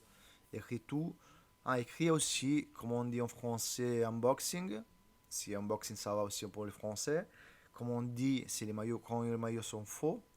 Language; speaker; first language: French; non-native, learner; Italian